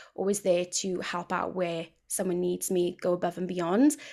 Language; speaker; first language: English; native; English